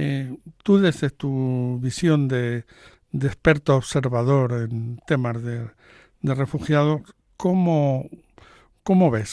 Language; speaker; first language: Spanish; native; Spanish